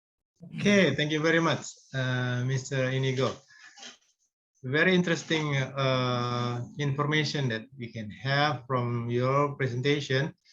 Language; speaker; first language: English; non-native, fluent; Indonesian